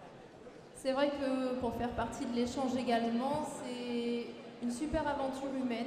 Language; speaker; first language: French; native; French